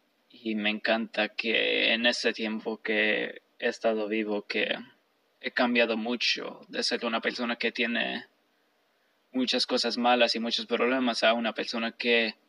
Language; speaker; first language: Spanish; early bilingual, heritage; Spanish